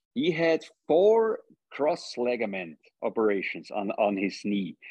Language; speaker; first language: English; non-native, fluent; German